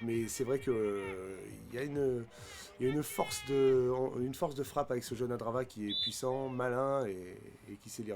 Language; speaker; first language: French; native; French